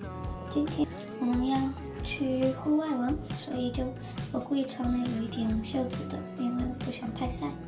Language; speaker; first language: Chinese; early bilingual, heritage; Chinese